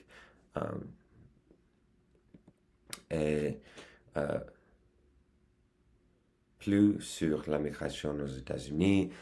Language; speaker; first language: French; non-native, learner; English